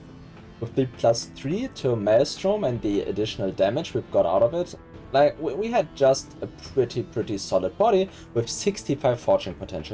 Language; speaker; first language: English; non-native, fluent; German